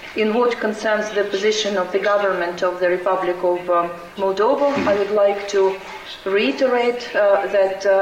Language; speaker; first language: English; non-native, fluent; Romanian